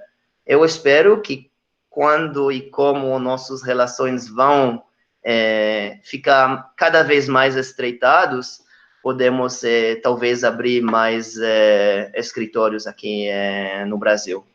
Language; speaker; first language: Portuguese; non-native, fluent; Hebrew